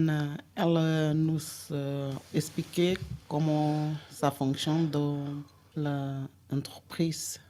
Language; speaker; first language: French; non-native, learner; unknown